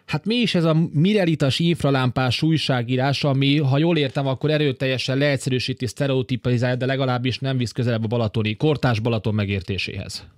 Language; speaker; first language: Hungarian; native; Hungarian